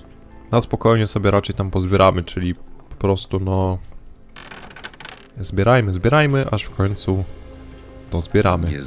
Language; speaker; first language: Polish; native; Polish